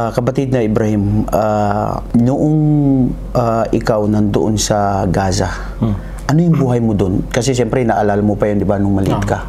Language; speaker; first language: Filipino; non-native, local second language; Maranao